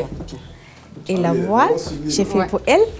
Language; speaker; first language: French; non-native, learner; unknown